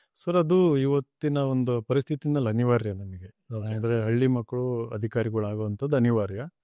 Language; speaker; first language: Kannada; native; Kannada